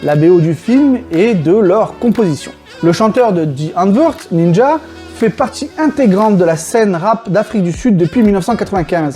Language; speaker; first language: French; native; French